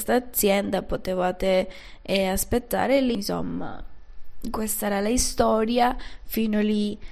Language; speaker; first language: Italian; non-native, fluent; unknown